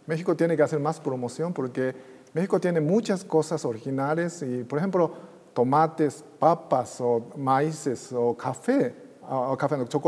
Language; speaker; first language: Spanish; non-native, fluent; Japanese